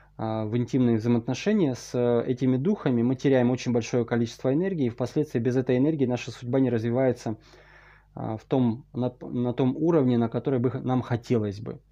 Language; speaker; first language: Russian; native; Russian